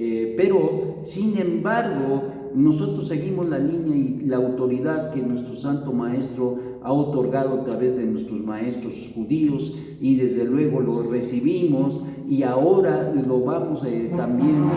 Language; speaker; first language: Spanish; native; Spanish